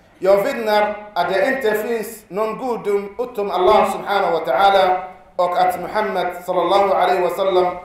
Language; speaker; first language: Swedish; non-native, fluent; Arabic